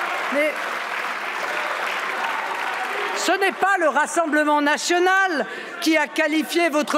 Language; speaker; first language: French; native; French